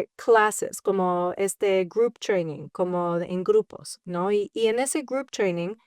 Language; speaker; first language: Spanish; early bilingual, heritage; English